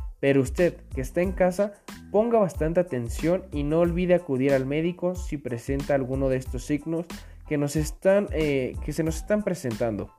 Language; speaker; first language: Spanish; native; Spanish